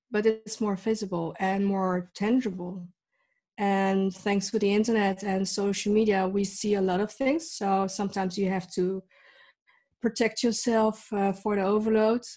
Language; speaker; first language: English; early bilingual, other home language; Dutch